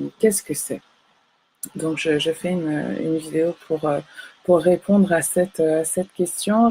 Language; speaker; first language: French; native; French